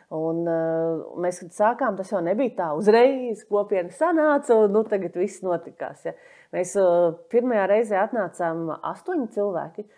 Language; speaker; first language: Latvian; native; Latvian